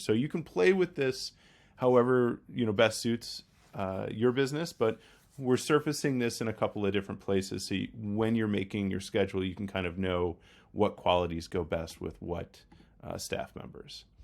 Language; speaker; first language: English; native; English